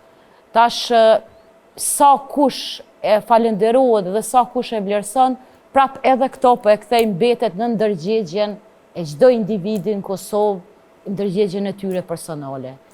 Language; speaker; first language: Albanian; native; Albanian